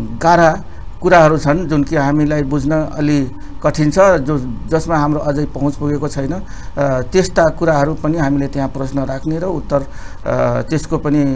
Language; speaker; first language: Nepali; non-native, local second language; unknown